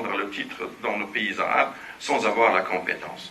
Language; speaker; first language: French; non-native, local second language; Arabic